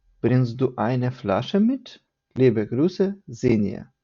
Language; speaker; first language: German; non-native, fluent; Ukrainian